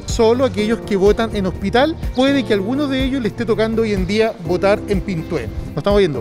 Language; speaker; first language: Spanish; native; Spanish